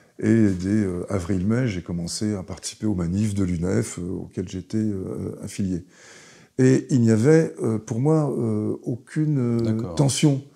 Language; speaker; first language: French; early bilingual, other home language; Hebrew